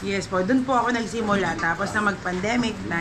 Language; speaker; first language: Filipino; native; Filipino